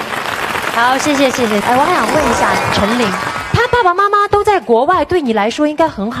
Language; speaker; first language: Chinese; native; Chinese